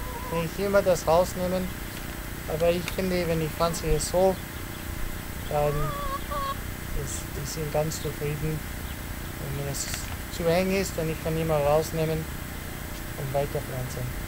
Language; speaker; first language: German; non-native, learner; Italian